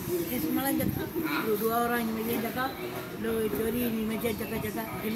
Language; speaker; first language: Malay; non-native, local second language; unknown